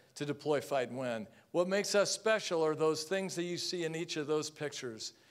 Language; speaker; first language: English; native; English